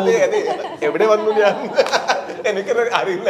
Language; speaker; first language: Malayalam; non-native, learner; Kannada